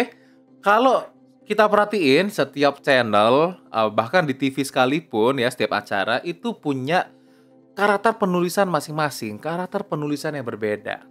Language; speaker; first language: Indonesian; native; Indonesian